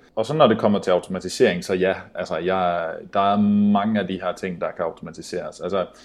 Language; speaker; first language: Danish; native; Danish